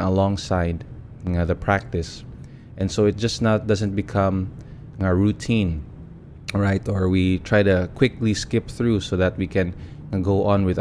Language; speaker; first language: English; non-native, local second language; Cebuano